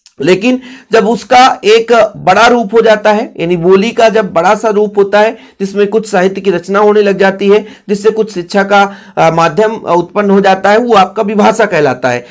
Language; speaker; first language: Hindi; native; Hindi